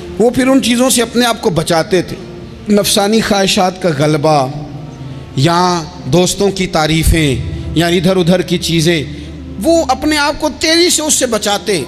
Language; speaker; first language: Urdu; non-native, local second language; Punjabi